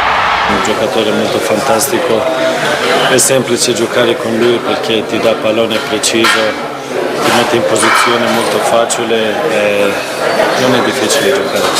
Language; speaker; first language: Italian; non-native, fluent; Swedish